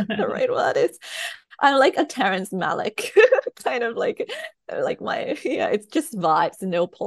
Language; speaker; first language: English; non-native, fluent; Thai